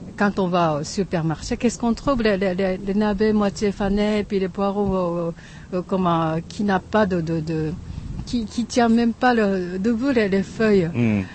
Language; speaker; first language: French; non-native, fluent; Japanese